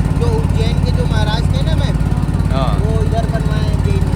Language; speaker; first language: Hindi; native; Hindi